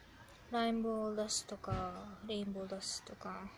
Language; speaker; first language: Japanese; non-native, fluent; German